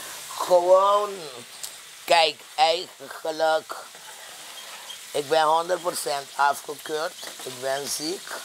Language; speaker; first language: Dutch; non-native, fluent; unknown